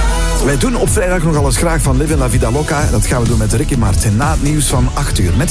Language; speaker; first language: Dutch; native; Dutch